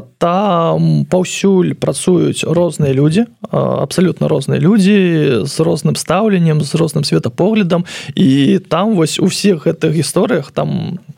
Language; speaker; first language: Belarusian; non-native, local second language; Russian